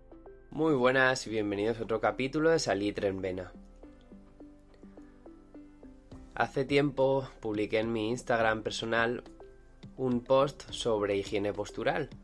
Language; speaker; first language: Spanish; native; Spanish